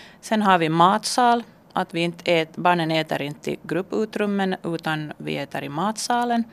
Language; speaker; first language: Swedish; non-native, local second language; Finnish